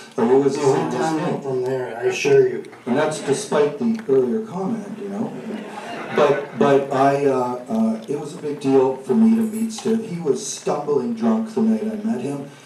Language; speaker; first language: English; native; English